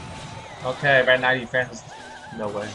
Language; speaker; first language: English; non-native, learner; Vietnamese